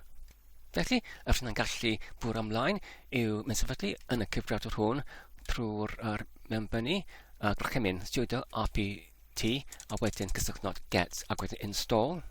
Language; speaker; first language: Welsh; non-native, learner; English